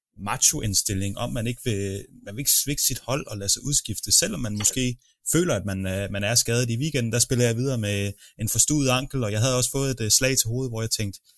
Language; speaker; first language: Danish; native; Danish